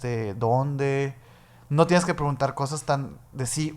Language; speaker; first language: Spanish; native; Spanish